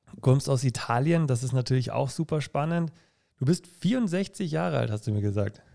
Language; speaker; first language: German; native; German